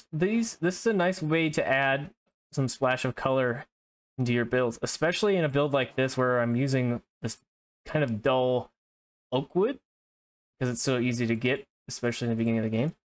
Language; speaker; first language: English; native; English